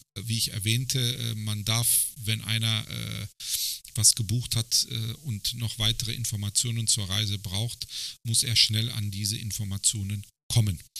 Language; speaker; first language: German; early bilingual, other home language; Turkish